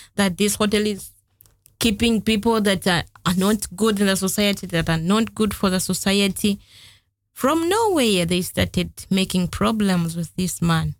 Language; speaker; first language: English; non-native, local second language; Ganda